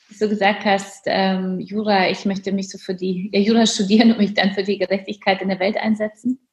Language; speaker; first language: German; non-native, fluent; Polish